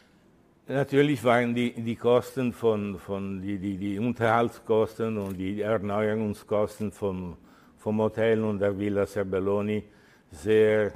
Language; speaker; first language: German; early bilingual, heritage; Italian